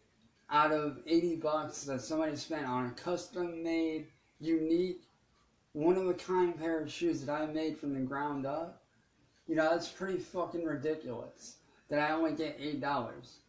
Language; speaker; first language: English; native; English